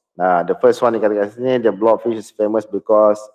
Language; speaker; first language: English; non-native, local second language; Malay